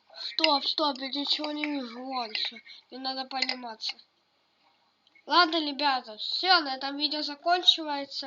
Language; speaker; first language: Russian; native; Russian